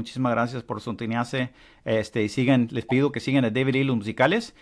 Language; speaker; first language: Spanish; early bilingual, heritage; Spanish